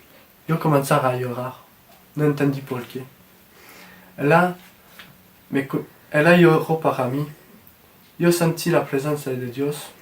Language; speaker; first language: Spanish; non-native, learner; French